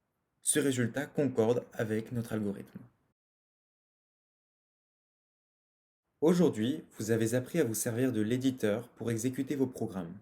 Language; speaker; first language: French; native; French